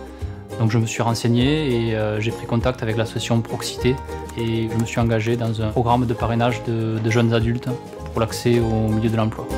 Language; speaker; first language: French; native; French